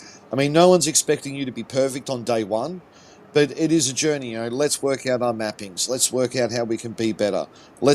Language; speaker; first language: English; native; English